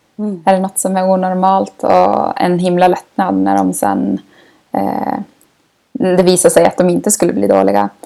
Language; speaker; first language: Swedish; native; Swedish